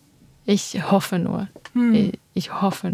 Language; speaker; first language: German; non-native, learner; Armenian